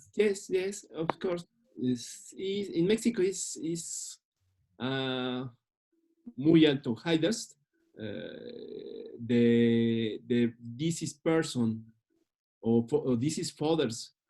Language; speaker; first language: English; non-native, learner; Spanish